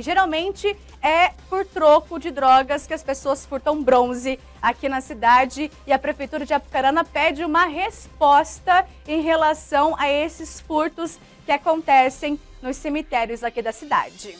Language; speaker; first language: Portuguese; native; Portuguese